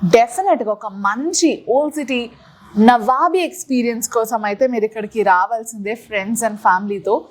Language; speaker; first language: Telugu; native; Telugu